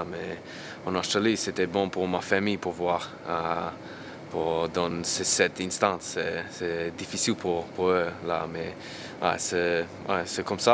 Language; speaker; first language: French; non-native, learner; English